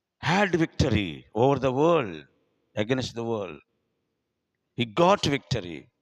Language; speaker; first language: English; non-native, local second language; Telugu